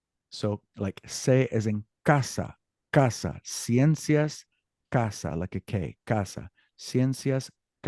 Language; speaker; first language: Spanish; non-native, fluent; English